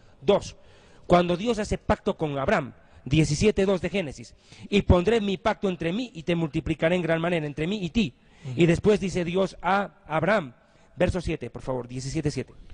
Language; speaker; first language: Spanish; native; Spanish